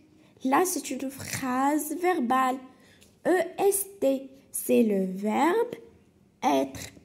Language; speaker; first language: French; non-native, local second language; Arabic